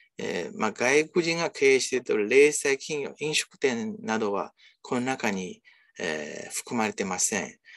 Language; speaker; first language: Japanese; non-native, fluent; Chinese